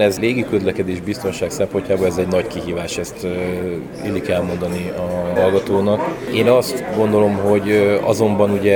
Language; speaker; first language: Hungarian; native; Hungarian